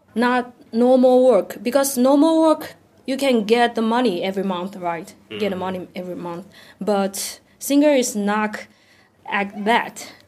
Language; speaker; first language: English; non-native, learner; Chinese